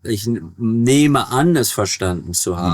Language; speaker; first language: German; native; German